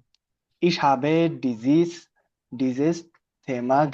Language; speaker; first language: German; non-native, learner; Bangla